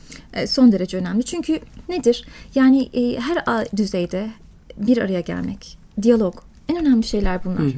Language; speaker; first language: Turkish; native; Turkish